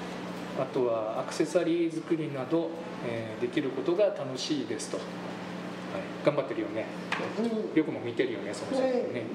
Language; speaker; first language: Japanese; native; Japanese